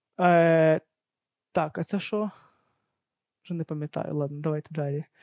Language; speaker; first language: Ukrainian; native; Ukrainian